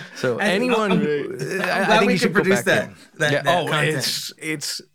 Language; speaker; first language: English; native; English